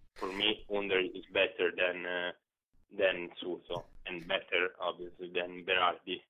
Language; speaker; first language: English; non-native, learner; Italian